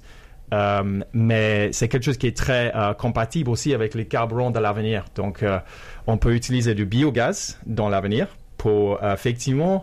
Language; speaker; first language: French; non-native, fluent; English